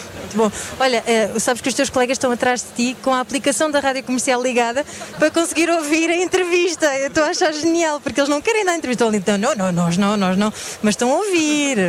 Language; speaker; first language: Portuguese; native; Portuguese